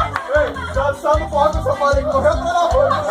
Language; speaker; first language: Portuguese; native; Portuguese